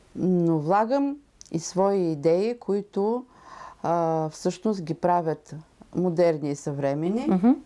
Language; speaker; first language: Bulgarian; native; Bulgarian